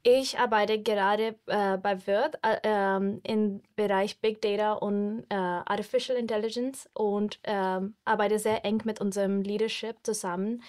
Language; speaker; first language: German; non-native, fluent; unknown